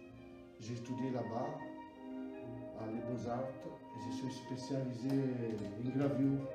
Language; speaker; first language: French; non-native, learner; Italian